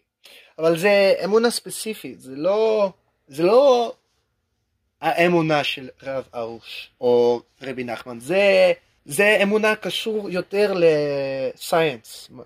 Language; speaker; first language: Hebrew; non-native, learner; English